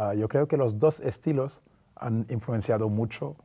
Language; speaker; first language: Spanish; non-native, fluent; French